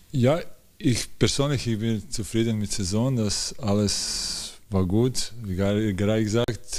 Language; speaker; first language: German; non-native, learner; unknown